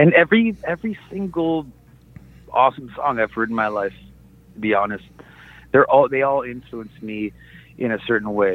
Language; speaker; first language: English; native; English